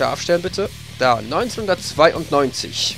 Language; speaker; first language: German; native; German